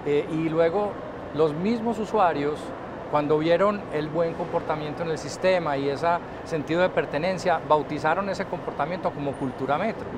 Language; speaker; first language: Spanish; native; Spanish